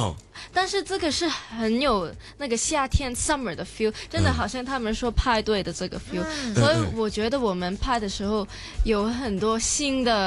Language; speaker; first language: Chinese; non-native, local second language; Cantonese